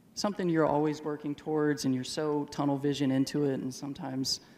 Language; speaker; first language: English; native; English